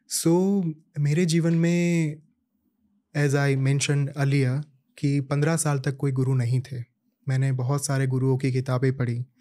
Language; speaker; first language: Hindi; native; Hindi